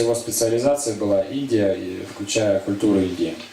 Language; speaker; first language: Russian; native; Russian